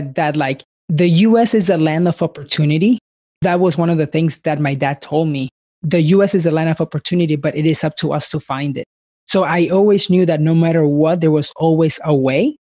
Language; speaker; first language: English; early bilingual, other home language; Spanish